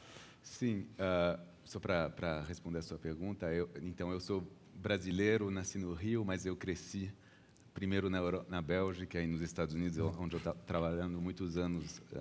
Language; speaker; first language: Portuguese; early bilingual, heritage; Portuguese